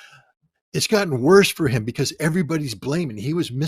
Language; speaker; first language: English; native; English